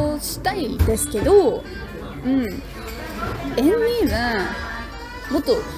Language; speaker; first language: Japanese; non-native, learner; English